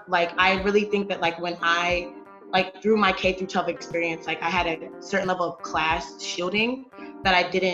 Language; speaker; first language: English; native; English